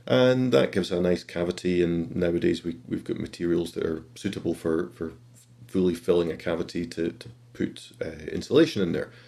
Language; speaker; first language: English; native; English